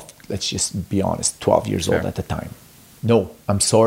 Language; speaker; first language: English; non-native, fluent; Arabic